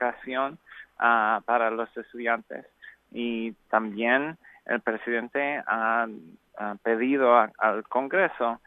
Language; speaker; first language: Spanish; non-native, learner; English